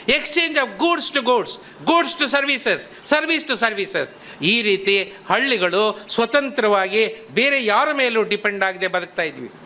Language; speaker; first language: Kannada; non-native, local second language; Telugu